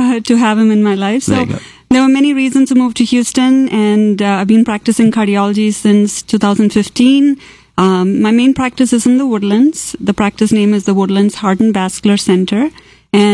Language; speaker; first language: English; non-native, local second language; Malayalam